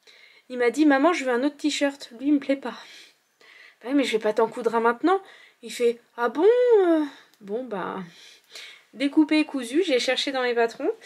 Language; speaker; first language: French; native; French